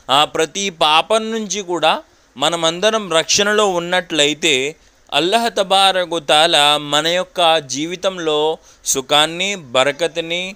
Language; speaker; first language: Telugu; non-native, local second language; Urdu